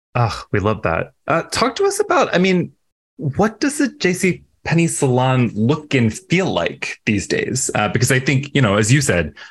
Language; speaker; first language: English; native; English